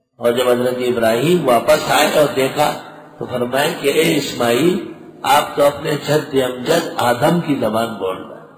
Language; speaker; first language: Urdu; non-native, local second language; Pashto